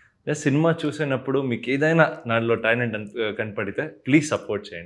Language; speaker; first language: Telugu; non-native, local second language; Kannada